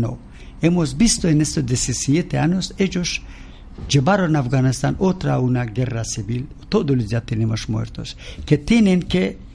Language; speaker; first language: Spanish; non-native, learner; Persian